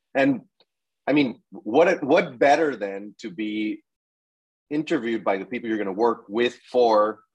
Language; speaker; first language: English; non-native, fluent; Spanish